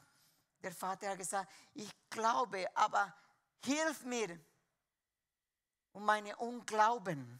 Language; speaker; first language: German; non-native, fluent; Spanish